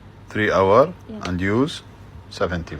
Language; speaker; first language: English; non-native, learner; Arabic